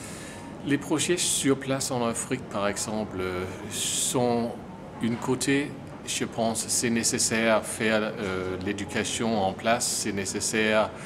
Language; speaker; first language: French; non-native, learner; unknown